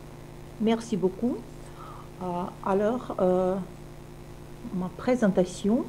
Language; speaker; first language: French; non-native, fluent; Russian